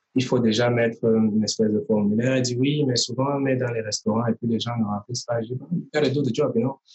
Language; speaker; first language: French; native; French